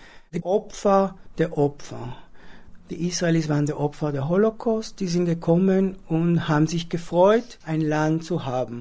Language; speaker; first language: German; non-native, fluent; Hebrew